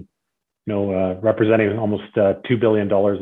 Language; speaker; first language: English; native; English